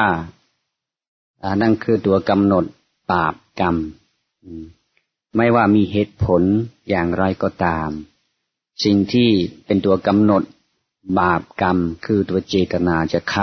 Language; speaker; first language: Thai; non-native, fluent; English